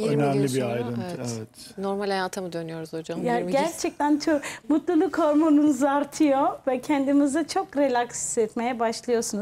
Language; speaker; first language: Turkish; non-native, fluent; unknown